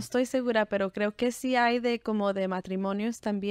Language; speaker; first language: Spanish; early bilingual, heritage; Spanish